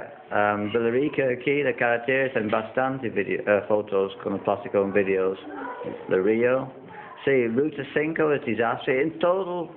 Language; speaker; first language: Spanish; non-native, learner; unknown